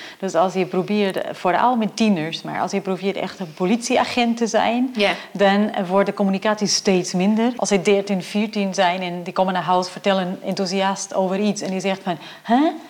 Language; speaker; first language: Dutch; non-native, fluent; Portuguese